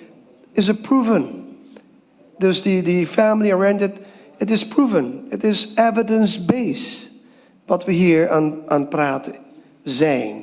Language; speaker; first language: Dutch; non-native, local second language; Papiamento